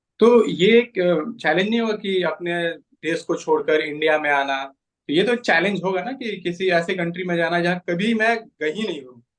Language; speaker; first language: Hindi; native; Hindi